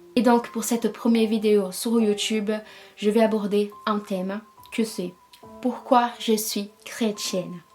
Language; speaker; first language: French; non-native, fluent; Portuguese